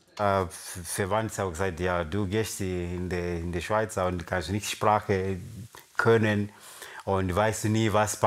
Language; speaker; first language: German; non-native, learner; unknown